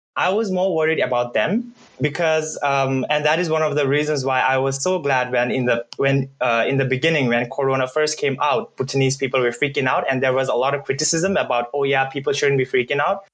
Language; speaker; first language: English; non-native, fluent; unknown